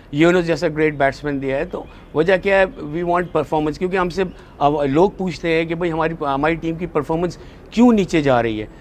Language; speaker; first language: Urdu; native; Urdu